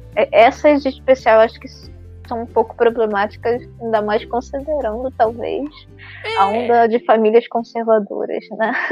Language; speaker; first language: Portuguese; native; Portuguese